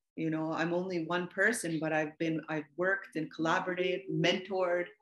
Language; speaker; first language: English; native; English